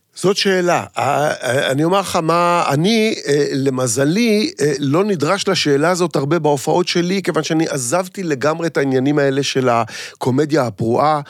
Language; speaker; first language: Hebrew; native; Hebrew